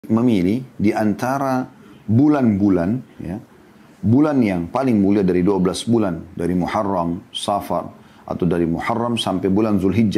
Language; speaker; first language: Indonesian; native; Indonesian